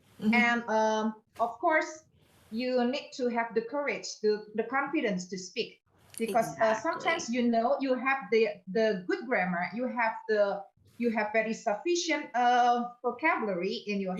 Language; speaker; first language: English; non-native, fluent; Indonesian